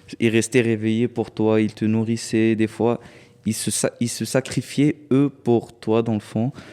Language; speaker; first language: French; early bilingual, other home language; Arabic